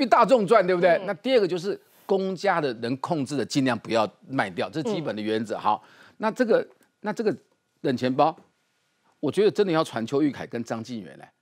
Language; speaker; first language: Chinese; native; Chinese